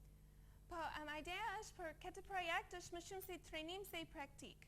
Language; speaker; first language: Albanian; non-native, learner; English